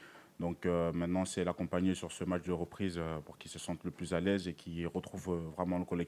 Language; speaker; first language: French; native; French